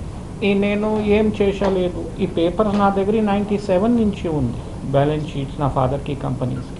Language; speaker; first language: Telugu; early bilingual, heritage; Telugu